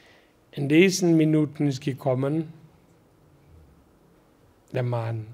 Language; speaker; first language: German; non-native, learner; Hindi